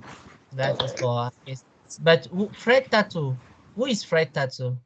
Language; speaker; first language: English; non-native, local second language; French